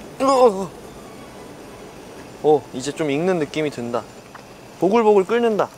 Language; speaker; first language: Korean; native; Korean